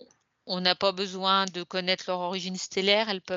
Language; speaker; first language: French; native; French